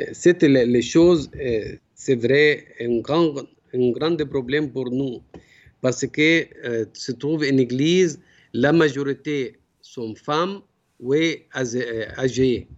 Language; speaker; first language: French; non-native, learner; Arabic